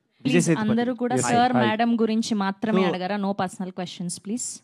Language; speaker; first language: Telugu; native; Telugu